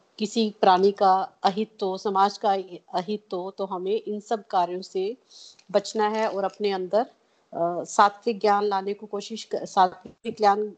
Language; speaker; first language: Hindi; non-native, local second language; Punjabi